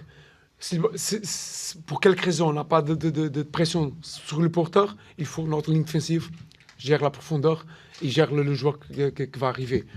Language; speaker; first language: French; non-native, learner; Portuguese